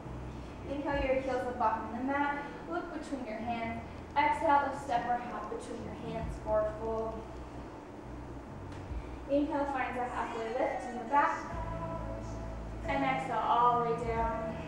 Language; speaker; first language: English; native; English